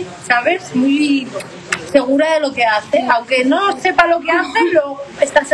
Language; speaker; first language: Spanish; non-native, learner; Portuguese